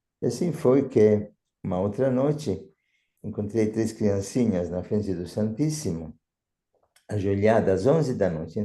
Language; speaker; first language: Portuguese; non-native, fluent; Italian